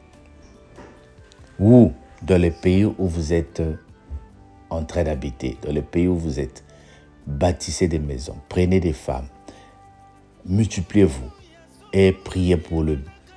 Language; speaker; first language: French; non-native, local second language; Lingala